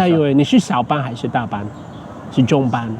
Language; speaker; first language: Chinese; non-native, fluent; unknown